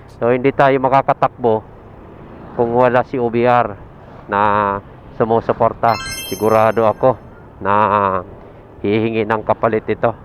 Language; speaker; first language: Filipino; native; Filipino